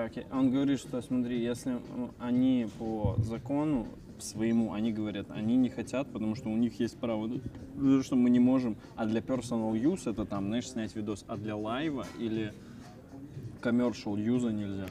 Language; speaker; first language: Russian; native; Russian